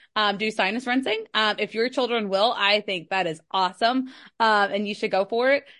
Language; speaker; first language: English; native; English